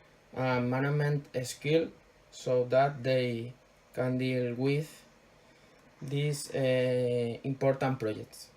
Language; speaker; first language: English; non-native, learner; Spanish